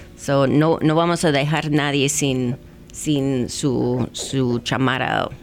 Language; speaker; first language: Spanish; non-native, fluent; English